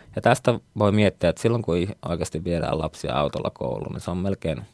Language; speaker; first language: Finnish; native; Finnish